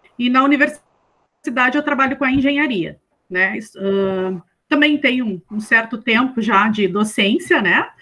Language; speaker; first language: Portuguese; native; Portuguese